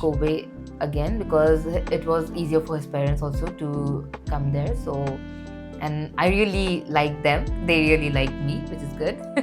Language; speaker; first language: English; non-native, local second language; Hindi